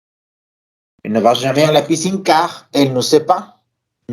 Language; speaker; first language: French; non-native, fluent; Spanish